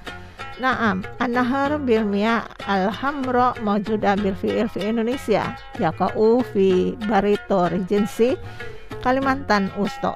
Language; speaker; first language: Arabic; non-native, fluent; Indonesian